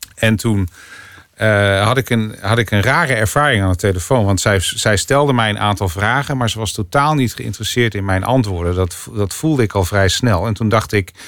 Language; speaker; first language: Dutch; native; Dutch